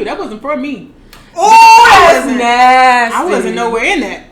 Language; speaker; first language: English; native; English